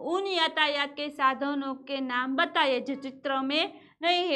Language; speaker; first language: Hindi; non-native, local second language; Gujarati